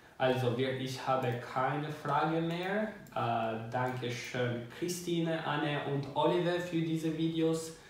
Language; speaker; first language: German; non-native, learner; Albanian